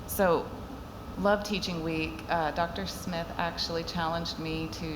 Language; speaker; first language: English; native; English